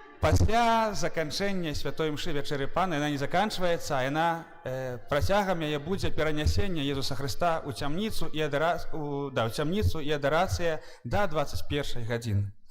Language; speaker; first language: Belarusian; native; Belarusian